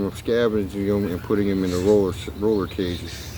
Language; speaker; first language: English; native; English